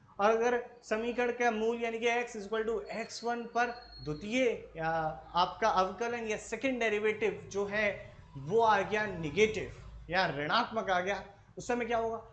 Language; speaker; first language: Hindi; native; Hindi